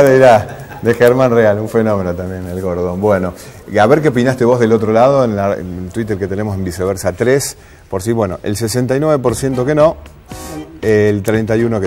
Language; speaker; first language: Spanish; native; Spanish